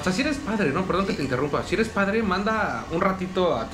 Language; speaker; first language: Spanish; native; Spanish